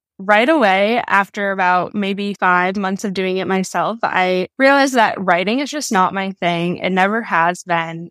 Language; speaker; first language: English; native; English